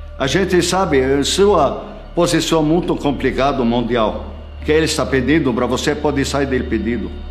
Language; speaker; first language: Portuguese; non-native, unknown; Arabic